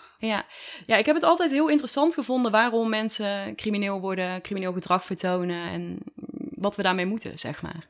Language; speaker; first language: Dutch; native; Dutch